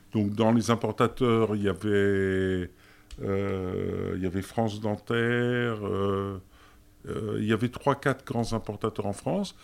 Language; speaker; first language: French; early bilingual, other home language; German